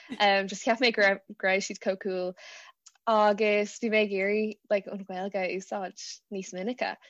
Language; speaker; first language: Irish; non-native, local second language; English